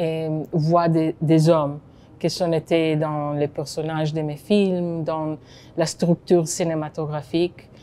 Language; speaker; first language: French; non-native, fluent; Hebrew